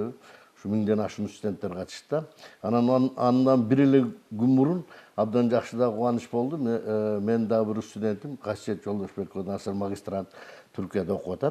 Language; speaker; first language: Kyrgyz; native; Kyrgyz